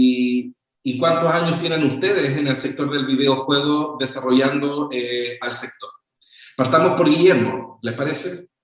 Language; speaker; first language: Spanish; native; Spanish